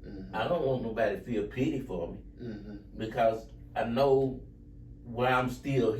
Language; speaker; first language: English; native; English